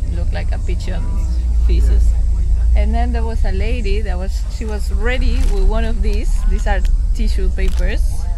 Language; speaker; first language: English; non-native, fluent; Spanish